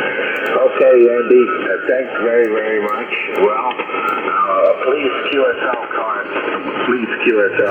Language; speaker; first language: English; non-native, fluent; Italian